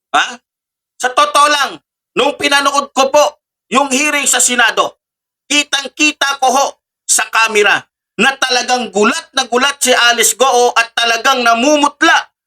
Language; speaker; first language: Filipino; native; Filipino